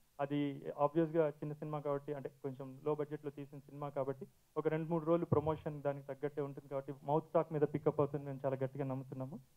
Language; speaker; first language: Telugu; native; Telugu